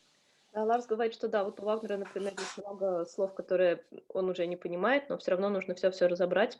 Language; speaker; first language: Russian; native; Russian